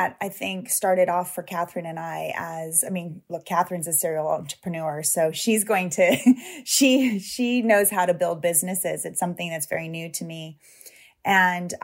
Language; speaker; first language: English; native; English